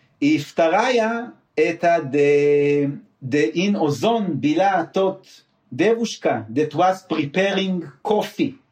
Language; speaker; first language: Russian; non-native, learner; Hebrew